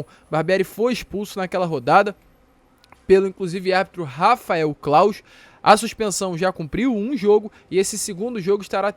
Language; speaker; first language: Portuguese; native; Portuguese